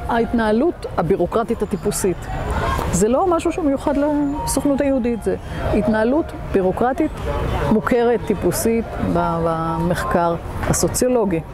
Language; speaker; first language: Hebrew; native; Hebrew